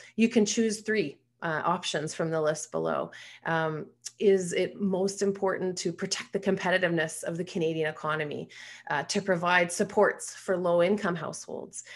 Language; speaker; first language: English; native; English